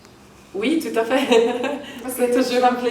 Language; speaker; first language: French; non-native, fluent; Italian